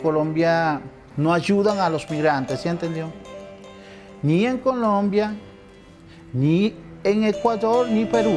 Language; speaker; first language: Portuguese; non-native, fluent; Spanish